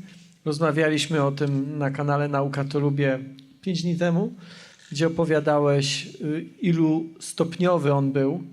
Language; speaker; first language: Polish; native; Polish